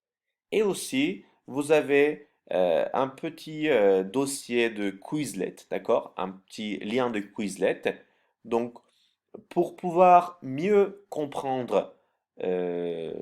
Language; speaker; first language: French; non-native, fluent; Turkish